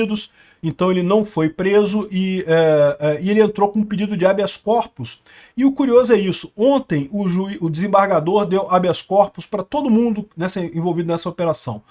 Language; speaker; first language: Portuguese; native; Portuguese